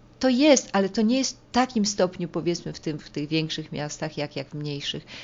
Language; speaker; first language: Polish; native; Polish